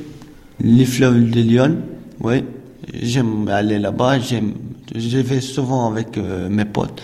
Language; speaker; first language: French; non-native, learner; Albanian